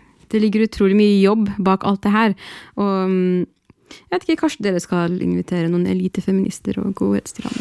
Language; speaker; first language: Norwegian; early bilingual, other home language; Arabic